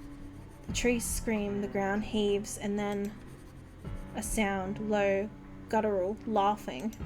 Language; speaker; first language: English; native; English